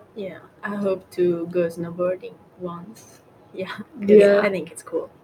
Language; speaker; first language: English; non-native, fluent; Italian